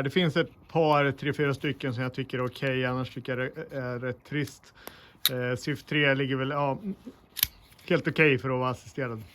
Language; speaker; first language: Swedish; native; Swedish